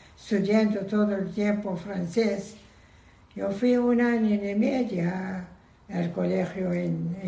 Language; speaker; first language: Spanish; non-native, learner; Persian